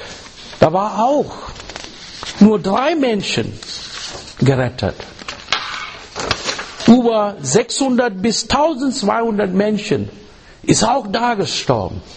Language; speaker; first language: German; non-native, learner; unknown